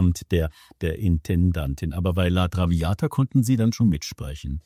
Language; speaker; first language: German; native; German